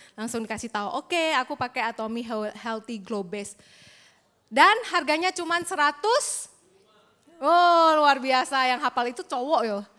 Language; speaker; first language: Indonesian; native; Indonesian